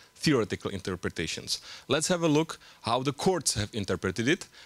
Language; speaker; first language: English; non-native, fluent; Czech